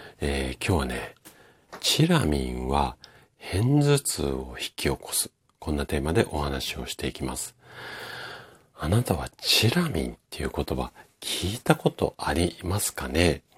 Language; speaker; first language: Japanese; native; Japanese